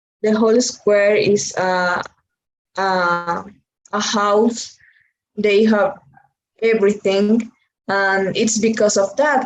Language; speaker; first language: English; non-native, learner; Spanish